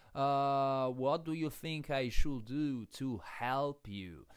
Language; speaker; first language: English; non-native, fluent; Italian